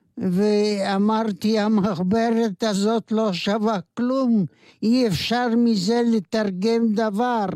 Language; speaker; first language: Hebrew; non-native, fluent; Yiddish